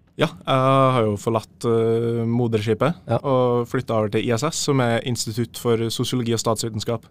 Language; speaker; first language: Norwegian; native; Norwegian